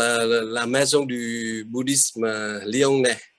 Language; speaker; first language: French; non-native, fluent; Vietnamese